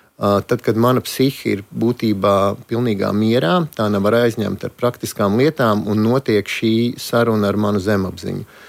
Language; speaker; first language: Latvian; native; Latvian